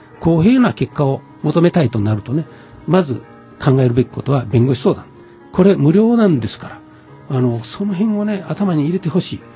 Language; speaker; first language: Japanese; native; Japanese